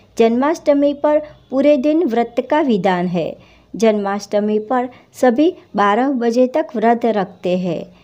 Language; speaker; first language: Hindi; non-native, local second language; Gujarati